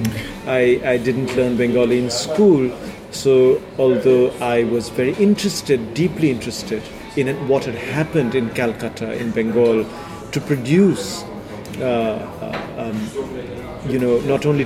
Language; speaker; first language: English; non-native, local second language; Bangla